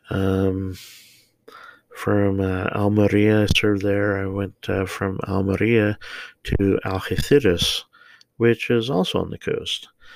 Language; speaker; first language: English; native; English